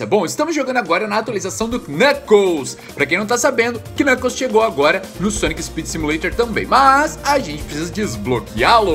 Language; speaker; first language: Portuguese; native; Portuguese